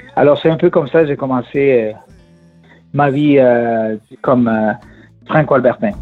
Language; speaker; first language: French; non-native, fluent; Spanish